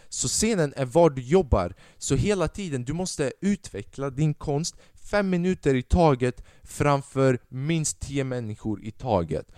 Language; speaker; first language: Swedish; early bilingual, other home language; Albanian